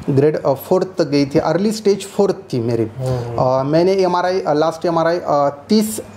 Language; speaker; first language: Hindi; non-native, local second language; Marathi